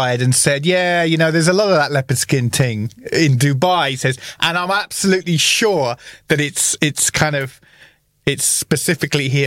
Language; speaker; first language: English; native; English